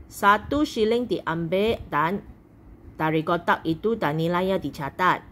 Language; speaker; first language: Malay; non-native, local second language; Chinese